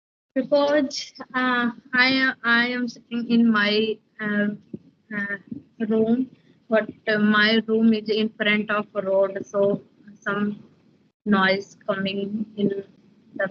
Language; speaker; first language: English; non-native, learner; Hindi